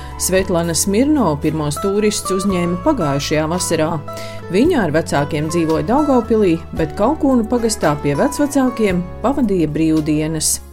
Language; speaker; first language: Latvian; native; Latvian